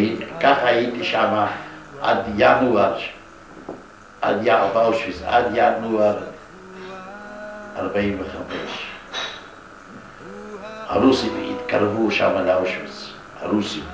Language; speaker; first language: Hebrew; non-native, fluent; Yiddish